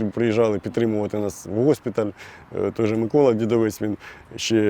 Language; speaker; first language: Ukrainian; native; Ukrainian